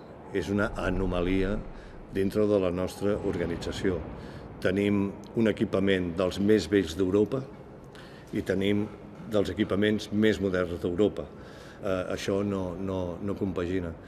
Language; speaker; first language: Catalan; native; Catalan